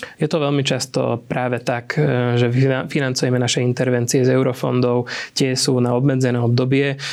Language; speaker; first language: Slovak; non-native, local second language; Hungarian